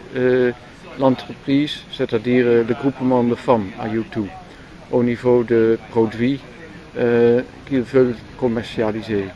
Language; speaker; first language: French; non-native, learner; Dutch